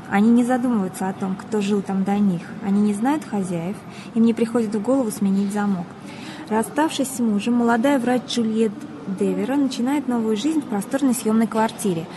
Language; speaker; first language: Russian; native; Russian